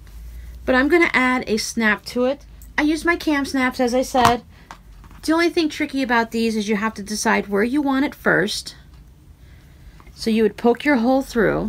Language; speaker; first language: English; native; English